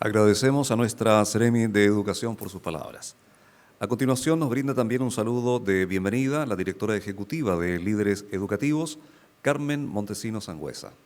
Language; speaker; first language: Spanish; native; Spanish